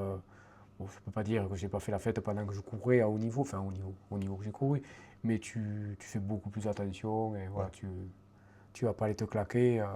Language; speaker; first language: French; native; French